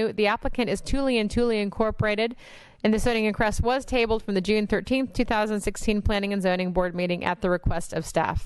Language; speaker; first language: English; native; English